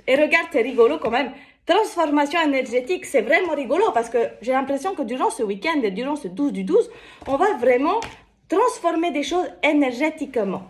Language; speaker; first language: French; native; French